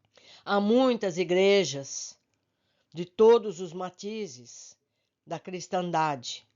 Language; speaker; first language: Portuguese; native; Portuguese